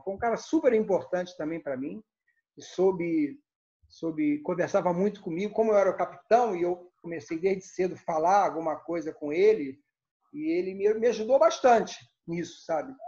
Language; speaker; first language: Portuguese; native; Portuguese